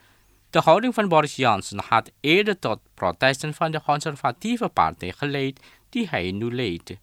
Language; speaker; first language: Dutch; non-native, fluent; Indonesian